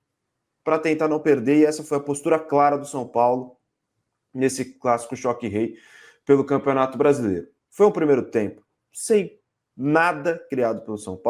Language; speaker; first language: Portuguese; native; Portuguese